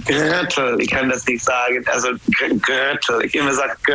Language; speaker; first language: German; non-native, learner; English